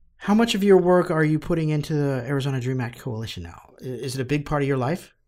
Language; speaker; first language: English; native; English